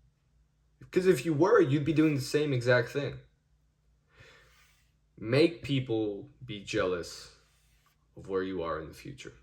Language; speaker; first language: English; native; English